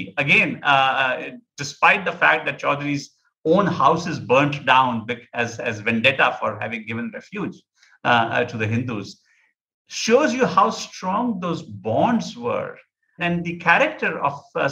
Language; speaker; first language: English; non-native, local second language; Punjabi